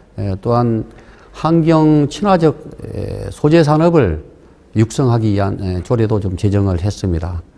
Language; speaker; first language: Korean; native; Korean